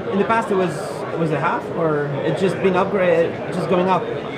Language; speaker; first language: English; non-native, fluent; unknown